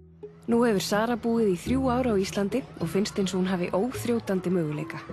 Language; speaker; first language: Icelandic; native; Icelandic